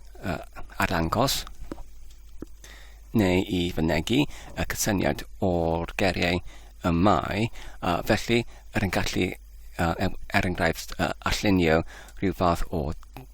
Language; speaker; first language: Welsh; non-native, fluent; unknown